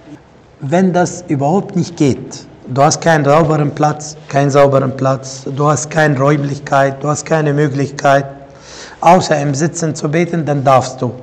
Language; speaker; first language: German; non-native, fluent; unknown